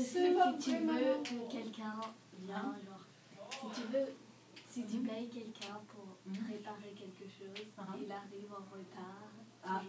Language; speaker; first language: French; non-native, learner; English